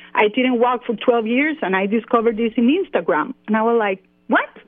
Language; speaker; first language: English; non-native, fluent; Spanish